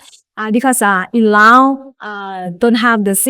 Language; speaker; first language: English; non-native, learner; Lao